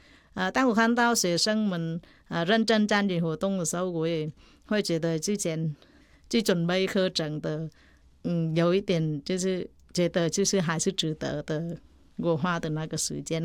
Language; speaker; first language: Chinese; non-native, fluent; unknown